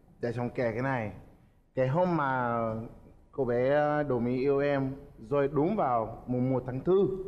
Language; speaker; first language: Vietnamese; non-native, fluent; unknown